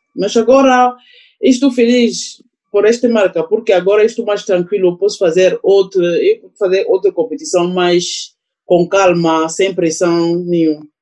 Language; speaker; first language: Portuguese; non-native, learner; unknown